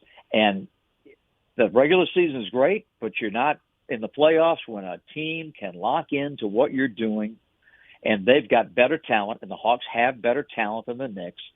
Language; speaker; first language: English; native; English